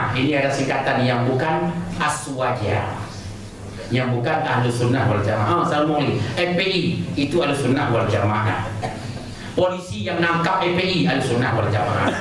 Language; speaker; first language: Indonesian; non-native, local second language; Achinese